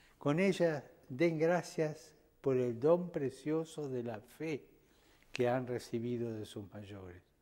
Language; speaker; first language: Spanish; native; Spanish